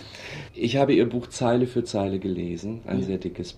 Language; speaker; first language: German; native; German